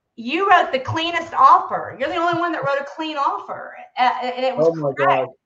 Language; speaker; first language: English; native; English